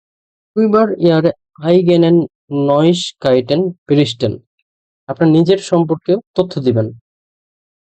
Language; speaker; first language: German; non-native, fluent; Bangla